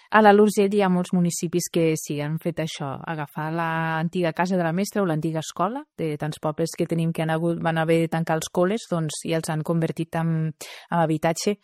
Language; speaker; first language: Catalan; native; Catalan